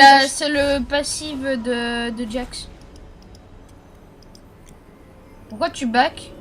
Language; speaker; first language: French; native; French